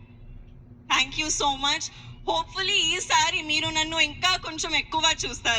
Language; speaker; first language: Telugu; non-native, local second language; Hindi